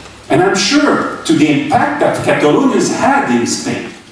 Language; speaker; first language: English; non-native, fluent; French